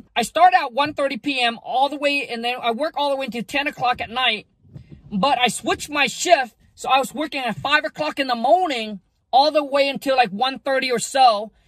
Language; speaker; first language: English; early bilingual, other home language; Vietnamese